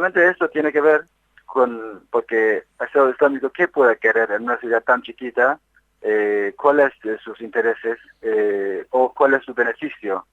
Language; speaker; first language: Spanish; non-native, fluent; Kurdish